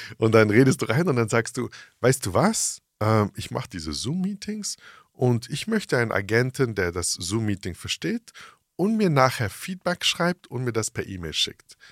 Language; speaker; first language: German; early bilingual, heritage; English